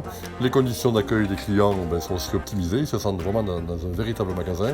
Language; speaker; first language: French; native; French